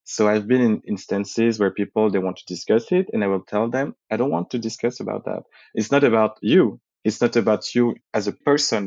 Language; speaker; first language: English; early bilingual, other home language; French